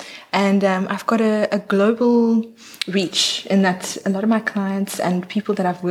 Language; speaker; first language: English; native; English